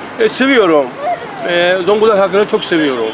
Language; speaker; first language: Turkish; non-native, learner; Persian